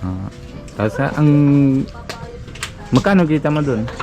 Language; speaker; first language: Filipino; non-native, learner; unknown